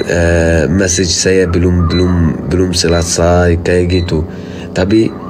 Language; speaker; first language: Indonesian; non-native, fluent; Arabic